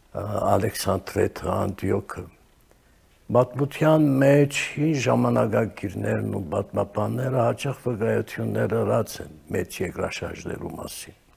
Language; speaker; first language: Armenian; native; Armenian